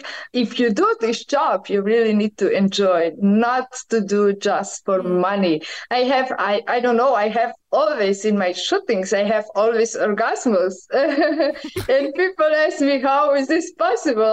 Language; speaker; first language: English; non-native, learner; Croatian